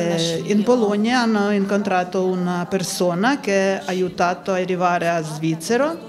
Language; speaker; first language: Italian; non-native, learner; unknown